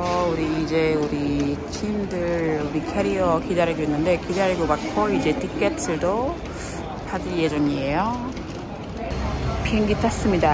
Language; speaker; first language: Korean; non-native, fluent; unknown